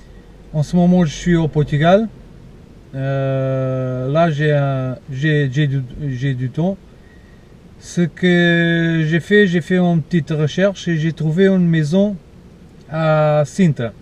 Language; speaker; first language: French; non-native, fluent; Portuguese